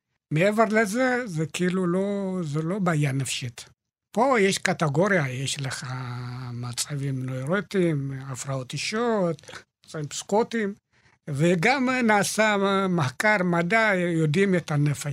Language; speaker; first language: Hebrew; non-native, fluent; Amharic